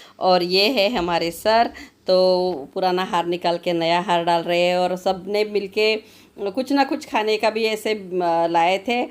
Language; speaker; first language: Hindi; non-native, local second language; Marathi